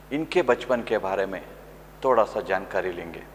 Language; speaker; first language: Hindi; non-native, local second language; Kannada